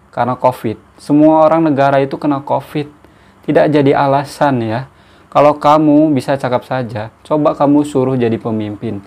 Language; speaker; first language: Indonesian; native; Indonesian